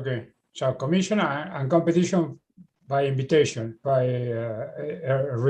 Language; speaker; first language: English; non-native, learner; Spanish